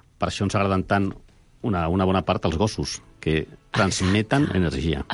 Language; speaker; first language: Catalan; non-native, local second language; Spanish